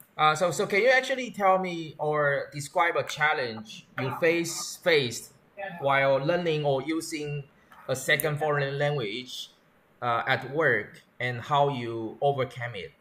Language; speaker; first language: English; non-native, learner; Chinese